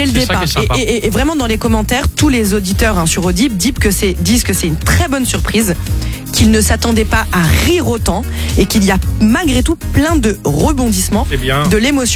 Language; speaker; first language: French; native; French